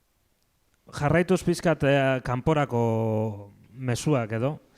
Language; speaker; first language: Basque; native; Basque